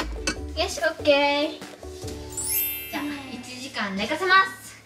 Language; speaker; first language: Japanese; native; Japanese